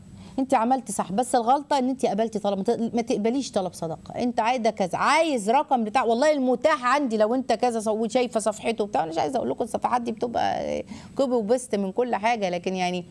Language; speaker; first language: Arabic; native; Arabic